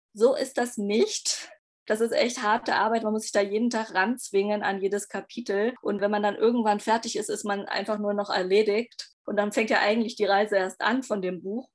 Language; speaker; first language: German; native; German